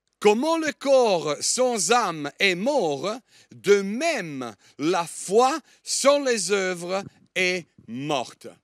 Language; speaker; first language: French; non-native, fluent; Italian